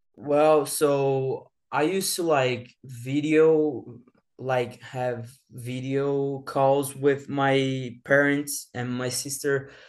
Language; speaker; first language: English; non-native, fluent; Portuguese